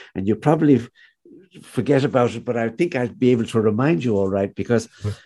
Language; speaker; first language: English; native; English